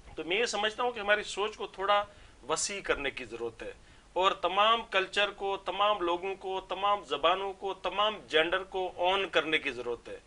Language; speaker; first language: Urdu; non-native, local second language; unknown